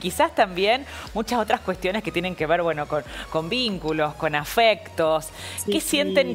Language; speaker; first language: Spanish; native; Spanish